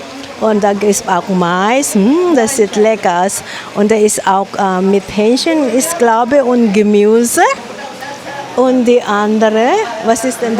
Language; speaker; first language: German; non-native, learner; Filipino